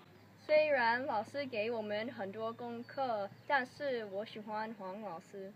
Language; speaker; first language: Chinese; non-native, learner; English